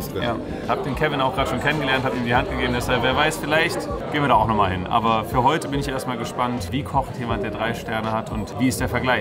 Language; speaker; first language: German; native; German